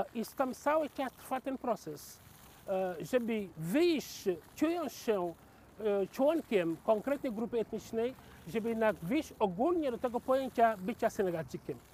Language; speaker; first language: Polish; non-native, fluent; Wolof